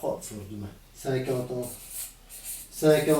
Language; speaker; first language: French; native; French